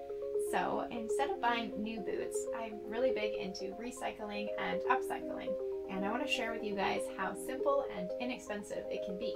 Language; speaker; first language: English; native; English